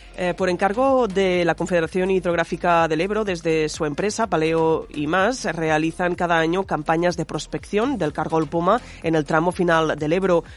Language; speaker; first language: Spanish; non-native, local second language; Catalan